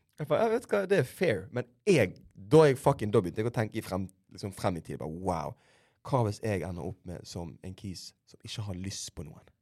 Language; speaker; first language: Norwegian; native; Norwegian